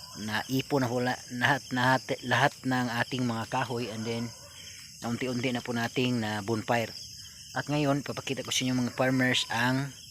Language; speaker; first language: Filipino; non-native, local second language; Cebuano